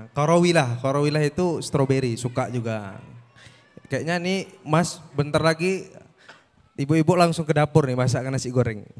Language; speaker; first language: Indonesian; native; Indonesian